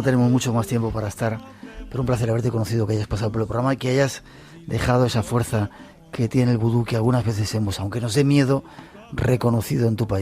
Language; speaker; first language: Spanish; native; Spanish